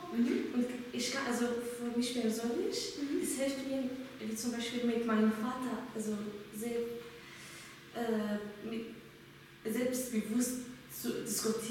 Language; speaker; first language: German; non-native, learner; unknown